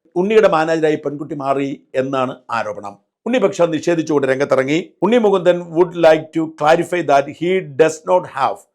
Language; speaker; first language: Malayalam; native; Malayalam